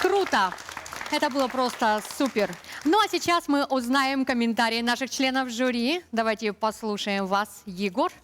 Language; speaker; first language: Russian; native; Russian